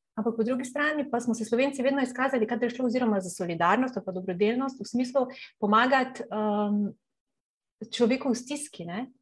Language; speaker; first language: Slovenian; native; Slovenian